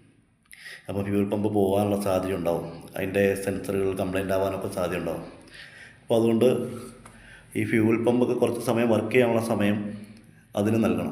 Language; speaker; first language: Malayalam; native; Malayalam